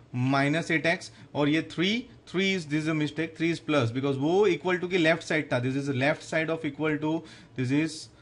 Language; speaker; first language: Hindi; non-native, local second language; Gujarati